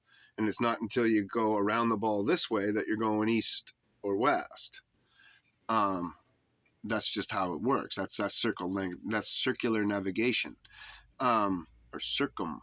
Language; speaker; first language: English; native; English